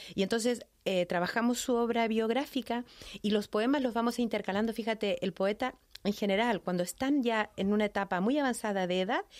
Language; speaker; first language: Spanish; native; Spanish